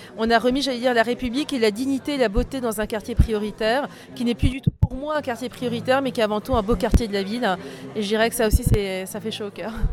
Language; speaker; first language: French; native; French